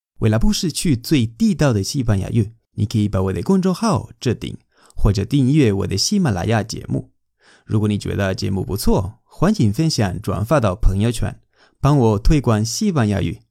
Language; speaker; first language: Chinese; non-native, fluent; Spanish